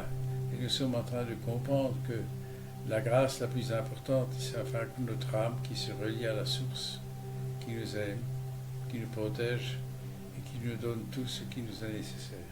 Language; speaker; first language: French; native; French